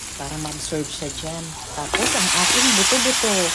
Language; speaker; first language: Filipino; non-native, local second language; Waray